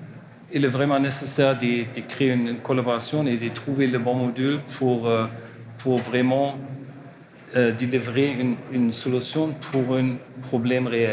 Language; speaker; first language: French; non-native, learner; German